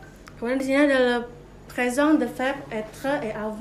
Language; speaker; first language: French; non-native, learner; Indonesian